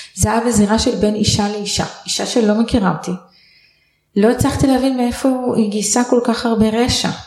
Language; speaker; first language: Hebrew; native; Hebrew